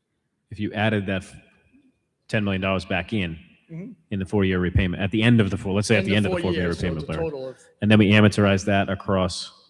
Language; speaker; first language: English; native; English